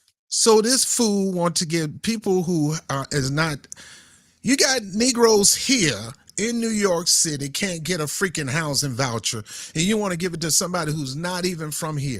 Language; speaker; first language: English; native; English